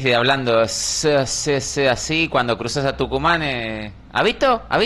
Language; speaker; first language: Spanish; native; Spanish